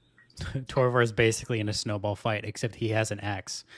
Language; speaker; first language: English; native; English